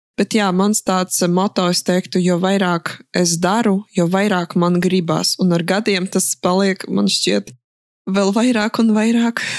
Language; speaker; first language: Latvian; non-native, local second language; Russian